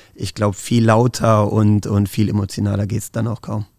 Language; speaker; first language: German; native; German